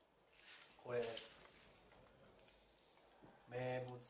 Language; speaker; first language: Japanese; non-native, learner; Chinese